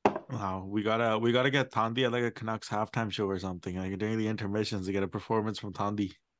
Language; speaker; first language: English; early bilingual, other home language; Punjabi